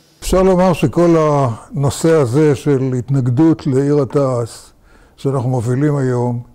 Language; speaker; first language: Hebrew; native; Hebrew